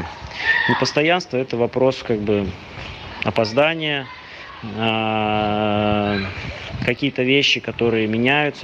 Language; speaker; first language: Russian; native; Russian